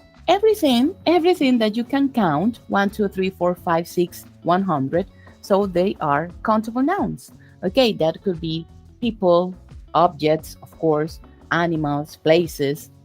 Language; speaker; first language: English; non-native, fluent; Spanish